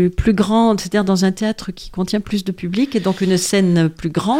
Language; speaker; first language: French; native; French